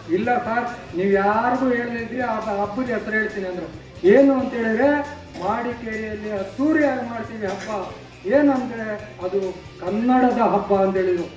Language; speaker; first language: Kannada; non-native, local second language; Urdu